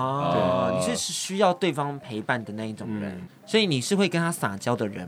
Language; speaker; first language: Chinese; native; Chinese